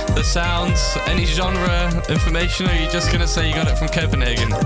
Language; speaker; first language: English; native; English